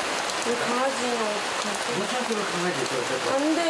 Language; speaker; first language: Korean; early bilingual, other home language; Russian